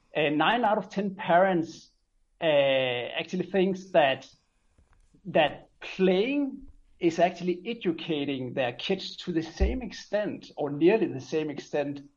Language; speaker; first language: English; non-native, fluent; Danish